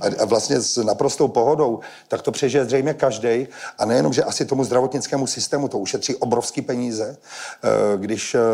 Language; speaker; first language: Czech; native; Czech